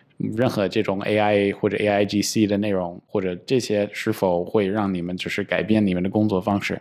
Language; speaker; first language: Chinese; non-native, fluent; English